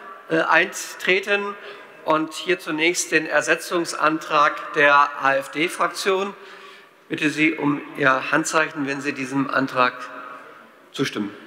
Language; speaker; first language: German; native; German